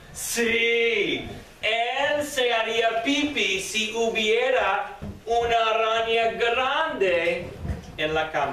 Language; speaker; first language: Spanish; non-native, fluent; English